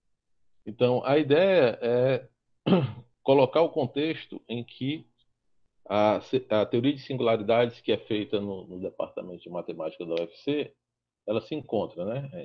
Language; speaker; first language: Portuguese; native; Portuguese